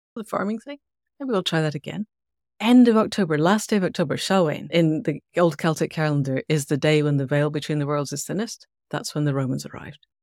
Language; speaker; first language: English; native; English